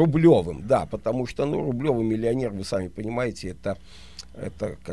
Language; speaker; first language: Russian; native; Russian